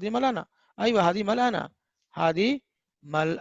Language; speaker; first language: Arabic; non-native, fluent; Hindi